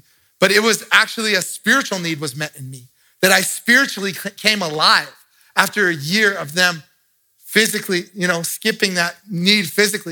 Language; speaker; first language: English; native; English